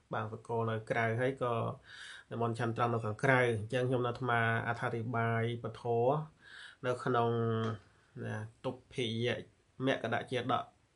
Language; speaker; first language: Khmer; native; Khmer